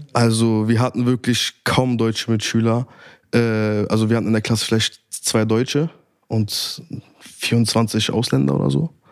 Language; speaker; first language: German; early bilingual, other home language; Turkish